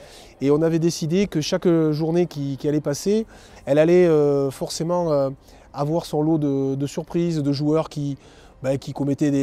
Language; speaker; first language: French; native; French